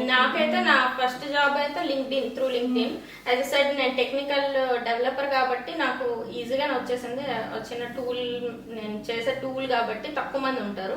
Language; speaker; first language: Telugu; native; Telugu